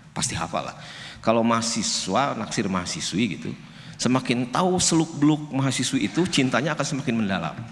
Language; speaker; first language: Indonesian; non-native, local second language; Sundanese